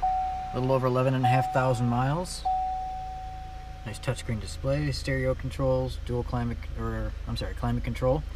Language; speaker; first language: English; native; English